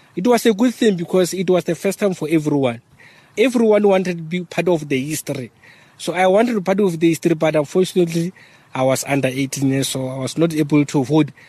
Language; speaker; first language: English; non-native, local second language; Northern Sotho